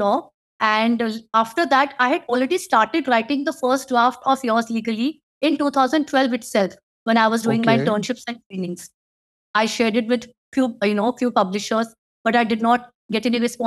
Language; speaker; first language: English; non-native, local second language; Hindi